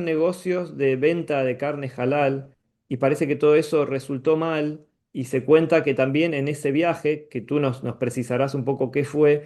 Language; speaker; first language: Spanish; native; Spanish